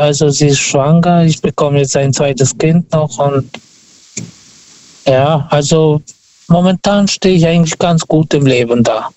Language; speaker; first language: German; non-native, learner; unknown